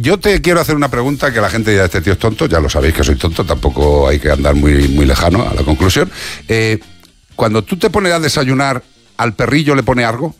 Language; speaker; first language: Spanish; native; Spanish